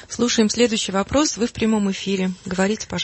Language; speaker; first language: Russian; native; Russian